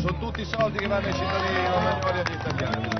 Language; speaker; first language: Italian; native; Italian